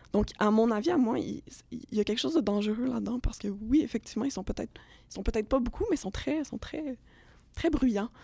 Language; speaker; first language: French; native; French